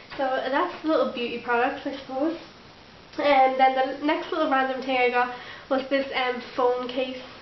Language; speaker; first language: English; native; English